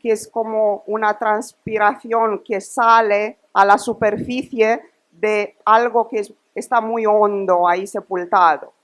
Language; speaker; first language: Spanish; non-native, fluent; Romanian